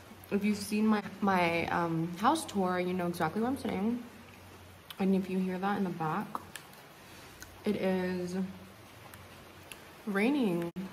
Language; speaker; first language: English; early bilingual, other home language; Spanish